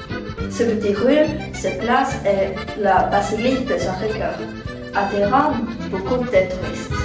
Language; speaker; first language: French; non-native, learner; Norwegian